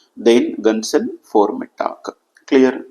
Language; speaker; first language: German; non-native, fluent; Telugu